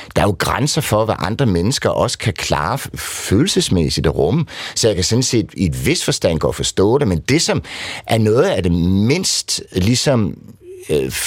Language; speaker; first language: Danish; native; Danish